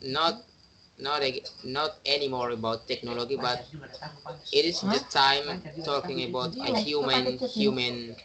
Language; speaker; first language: English; non-native, learner; Indonesian